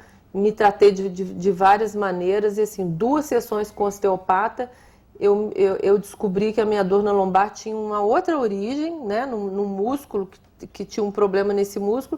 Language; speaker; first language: Portuguese; native; Portuguese